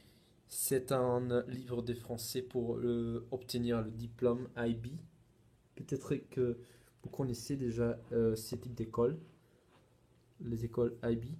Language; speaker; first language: French; non-native, fluent; Spanish